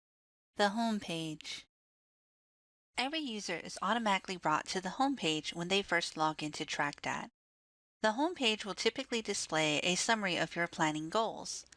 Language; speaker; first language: English; native; English